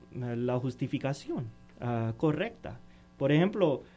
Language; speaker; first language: Spanish; non-native, learner; Urdu